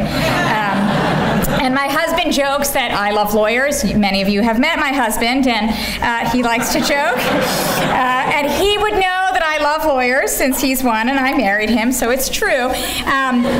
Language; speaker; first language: English; native; English